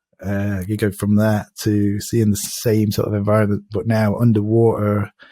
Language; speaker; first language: English; native; English